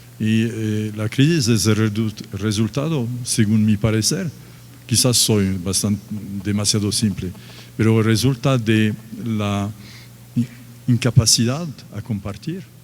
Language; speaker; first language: Spanish; non-native, fluent; French